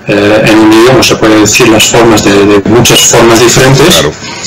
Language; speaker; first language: Spanish; non-native, fluent; Dutch